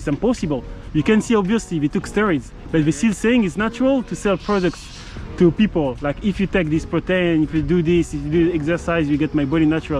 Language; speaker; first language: English; non-native, learner; French